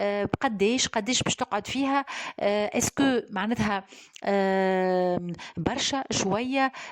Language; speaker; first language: Arabic; native; Arabic